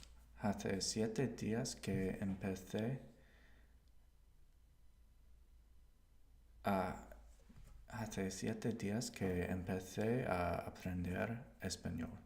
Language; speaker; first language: Spanish; non-native, learner; English